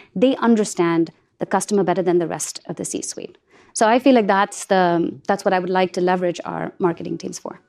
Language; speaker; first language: English; non-native, local second language; Hindi